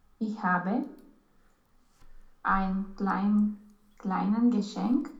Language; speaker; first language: German; non-native, learner; Romanian